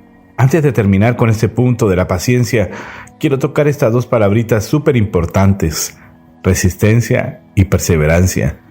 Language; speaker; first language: Spanish; native; Spanish